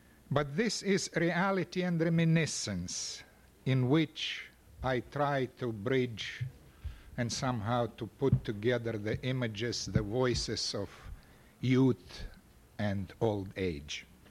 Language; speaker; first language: English; non-native, fluent; Ukrainian